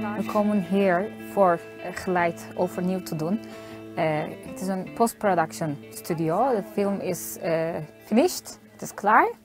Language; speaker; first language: Dutch; non-native, fluent; Turkish